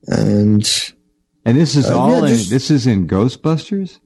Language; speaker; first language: English; native; English